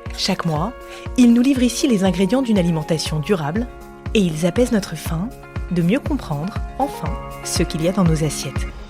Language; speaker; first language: French; native; French